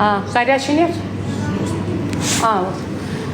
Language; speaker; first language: Russian; non-native, fluent; Azerbaijani